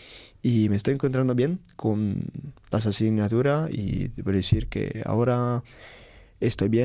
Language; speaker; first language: Spanish; non-native, learner; Italian